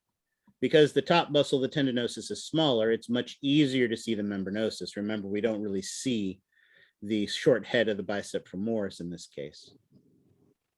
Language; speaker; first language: English; native; English